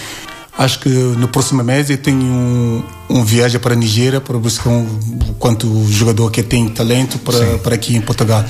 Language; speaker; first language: Portuguese; non-native, learner; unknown